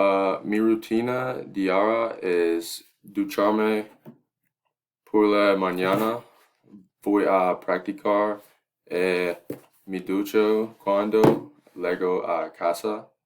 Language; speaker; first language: Spanish; non-native, learner; English